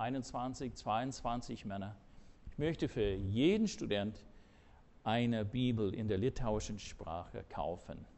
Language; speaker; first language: German; non-native, fluent; English